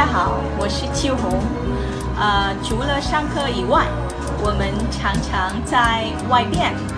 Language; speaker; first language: Chinese; non-native, learner; Vietnamese